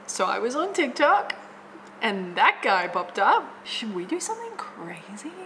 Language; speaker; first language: English; native; English